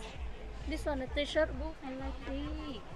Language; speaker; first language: English; non-native, learner; Vietnamese